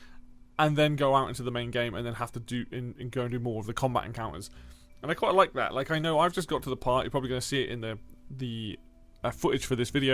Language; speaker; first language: English; native; English